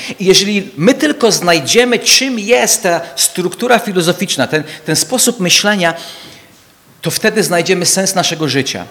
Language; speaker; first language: Polish; non-native, fluent; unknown